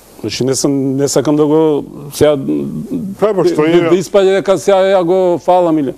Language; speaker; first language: Macedonian; non-native, local second language; Albanian